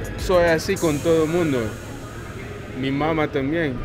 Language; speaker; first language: Spanish; non-native, learner; English